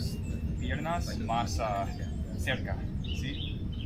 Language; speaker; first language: Spanish; non-native, learner; English